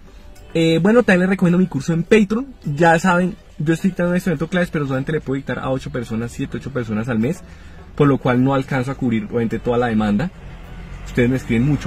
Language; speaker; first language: Spanish; native; Spanish